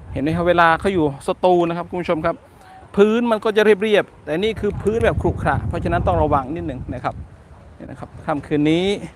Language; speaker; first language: Thai; non-native, local second language; Northern Khmer